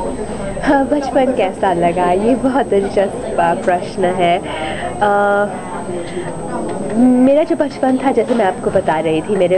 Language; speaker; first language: Hindi; native; Hindi